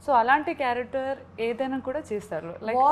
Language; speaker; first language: Telugu; non-native, learner; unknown